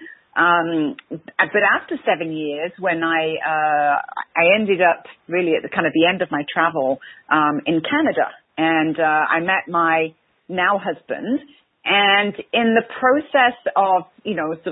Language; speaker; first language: English; native; English